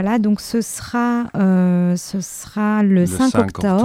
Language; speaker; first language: French; native; French